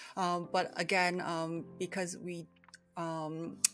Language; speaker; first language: English; early bilingual, other home language; Cantonese